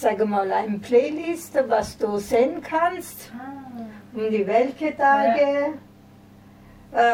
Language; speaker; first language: German; non-native, learner; Italian